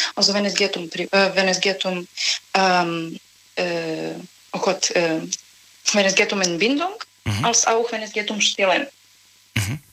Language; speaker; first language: German; non-native, learner; Serbian